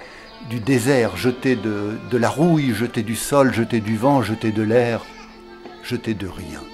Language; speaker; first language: French; native; French